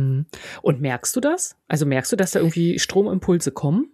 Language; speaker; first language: German; native; German